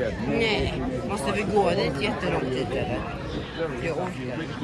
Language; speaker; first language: Swedish; early bilingual, other home language; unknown